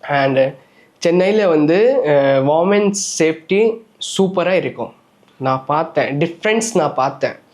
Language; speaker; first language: Tamil; non-native, learner; Nepali